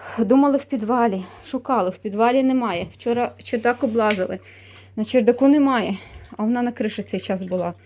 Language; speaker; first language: Ukrainian; non-native, local second language; Russian